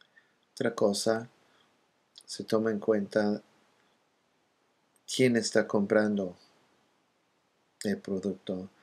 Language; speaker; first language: Spanish; non-native, fluent; English